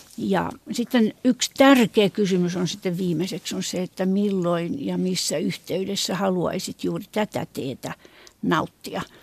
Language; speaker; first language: Finnish; native; Finnish